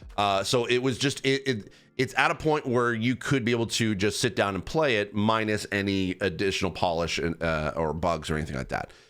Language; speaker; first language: English; native; English